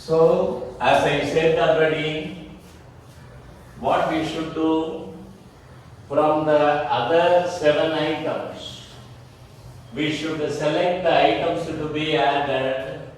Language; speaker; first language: English; non-native, local second language; Tamil